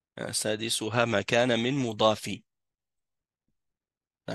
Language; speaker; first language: Arabic; non-native, fluent; French